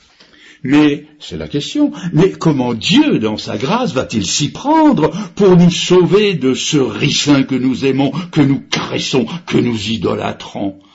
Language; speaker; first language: French; native; French